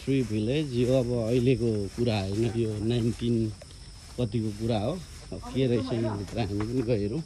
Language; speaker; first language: Nepali; native; Nepali